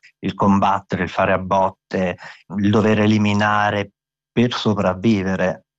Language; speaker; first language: Italian; non-native, local second language; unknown